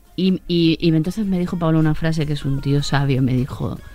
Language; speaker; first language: Spanish; native; Spanish